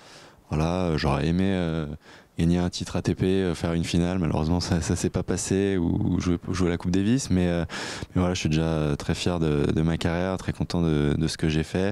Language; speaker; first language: French; native; French